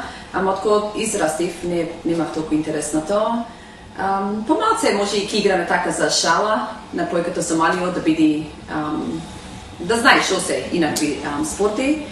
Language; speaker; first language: Macedonian; early bilingual, heritage; Macedonian